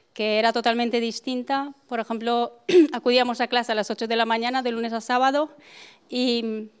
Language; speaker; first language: Spanish; non-native, fluent; Romanian